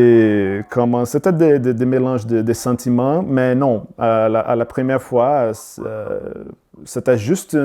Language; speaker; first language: French; non-native, learner; Portuguese